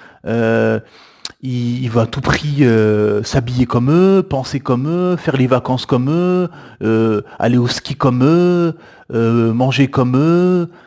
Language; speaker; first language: French; native; French